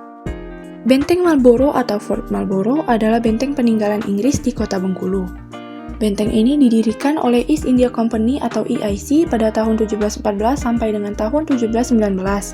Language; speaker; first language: Indonesian; native; Indonesian